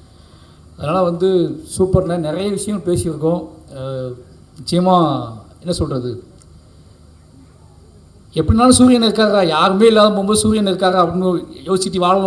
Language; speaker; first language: Tamil; native; Tamil